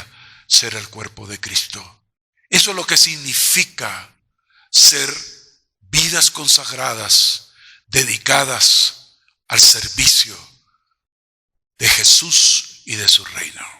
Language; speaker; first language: Spanish; native; Spanish